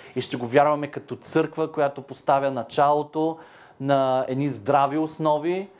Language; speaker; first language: Bulgarian; native; Bulgarian